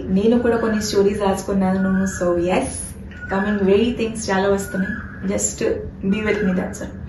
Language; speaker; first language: Telugu; non-native, fluent; Hindi